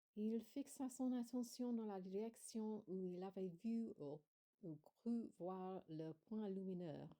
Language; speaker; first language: French; non-native, fluent; English